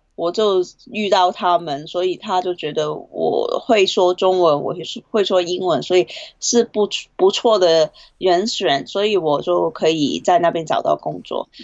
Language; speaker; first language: Chinese; non-native, fluent; Cantonese